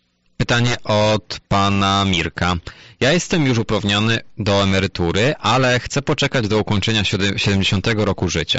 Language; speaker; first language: Polish; native; Polish